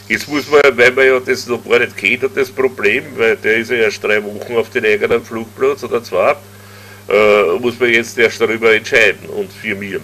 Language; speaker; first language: German; native; German